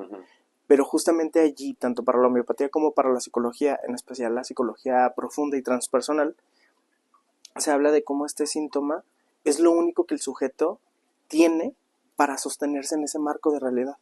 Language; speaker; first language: Spanish; native; Spanish